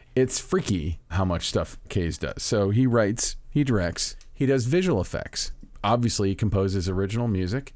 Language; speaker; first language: English; native; English